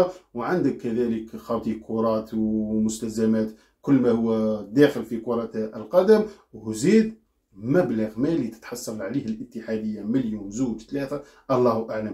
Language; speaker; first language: Arabic; native; Arabic